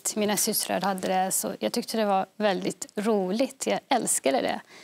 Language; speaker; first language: Swedish; early bilingual, other home language; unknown